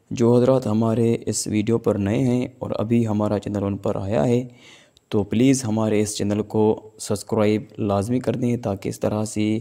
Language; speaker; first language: Urdu; non-native, local second language; Sindhi